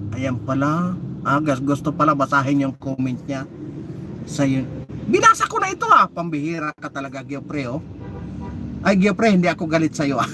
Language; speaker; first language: Filipino; native; Filipino